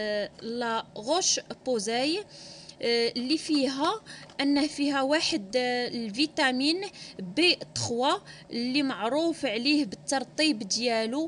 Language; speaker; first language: Arabic; native; Arabic